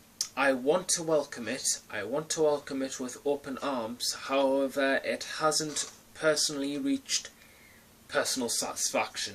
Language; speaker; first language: English; native; English